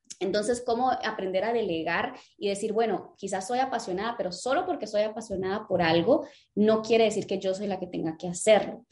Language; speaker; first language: Spanish; early bilingual, other home language; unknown